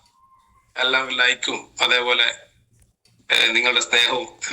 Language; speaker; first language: Malayalam; native; Malayalam